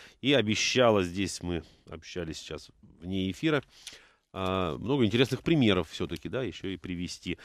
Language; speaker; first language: Russian; native; Russian